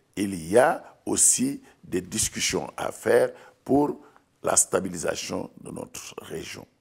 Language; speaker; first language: French; non-native, local second language; Wolof